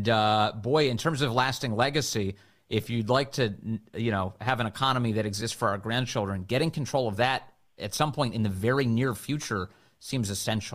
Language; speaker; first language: English; native; English